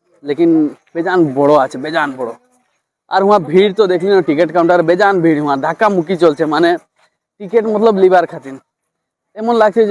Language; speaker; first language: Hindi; non-native, local second language; Bangla